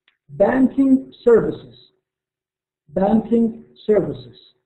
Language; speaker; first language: English; non-native, fluent; Arabic